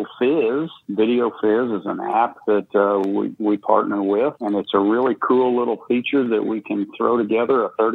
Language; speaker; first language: English; native; English